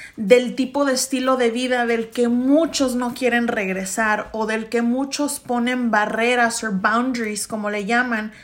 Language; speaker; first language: Spanish; early bilingual, heritage; Spanish